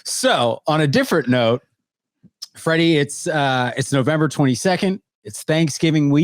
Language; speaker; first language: English; native; English